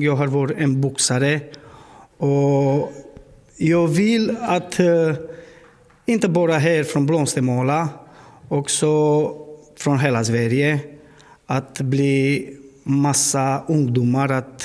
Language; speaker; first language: Swedish; non-native, learner; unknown